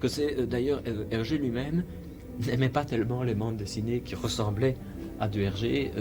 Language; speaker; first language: French; native; French